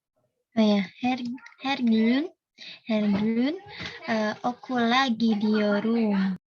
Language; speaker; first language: Turkish; non-native, learner; Indonesian